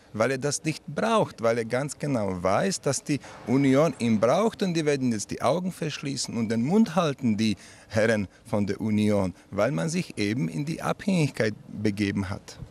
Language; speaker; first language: German; non-native, fluent; Slovak